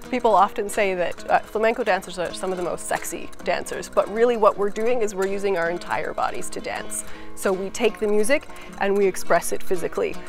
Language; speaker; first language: English; native; English